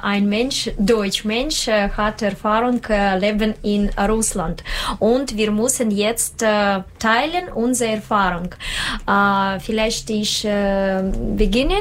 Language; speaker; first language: German; non-native, learner; Russian